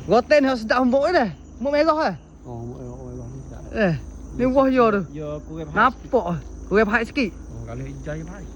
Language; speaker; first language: Malay; native; Malay